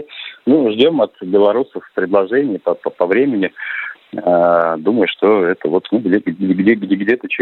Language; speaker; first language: Russian; native; Russian